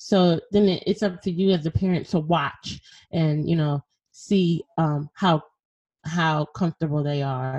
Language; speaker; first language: English; native; English